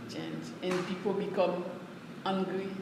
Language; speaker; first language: English; non-native, learner; Haitian Creole